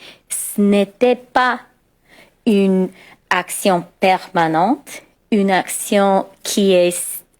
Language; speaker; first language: French; non-native, local second language; English